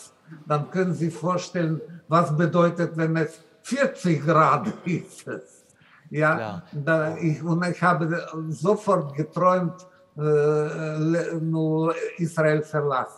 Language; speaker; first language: German; non-native, learner; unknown